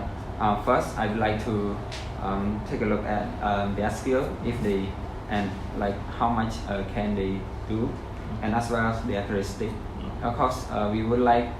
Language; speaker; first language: English; non-native, learner; Khmer